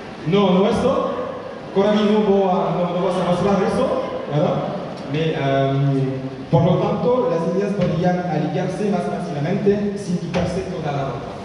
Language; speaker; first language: Spanish; non-native, learner; French